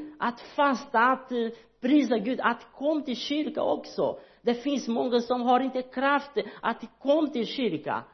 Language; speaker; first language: Swedish; non-native, learner; Portuguese